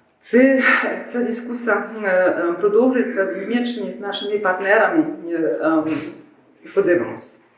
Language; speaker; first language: Ukrainian; non-native, learner; German